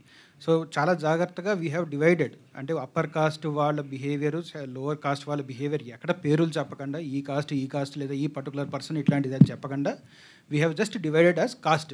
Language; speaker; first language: Telugu; native; Telugu